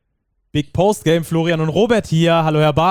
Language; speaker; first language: German; native; German